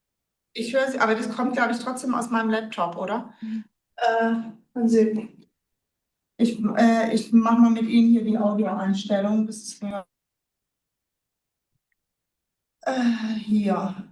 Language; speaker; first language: German; native; German